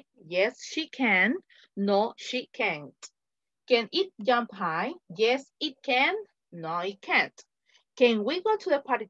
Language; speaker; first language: English; non-native, fluent; Spanish